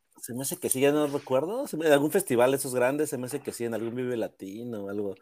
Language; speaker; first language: Spanish; native; Spanish